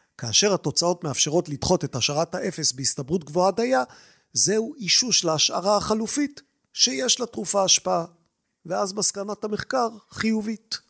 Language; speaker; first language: Hebrew; native; Hebrew